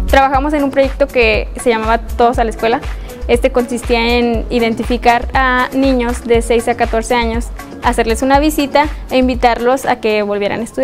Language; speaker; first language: Spanish; native; Spanish